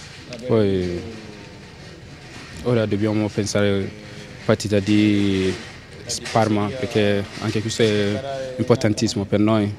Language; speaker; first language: Italian; non-native, learner; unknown